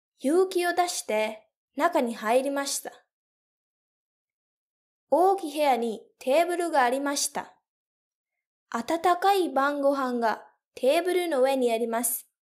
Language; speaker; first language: Japanese; non-native, fluent; English